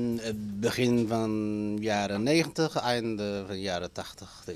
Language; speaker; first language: Dutch; non-native, fluent; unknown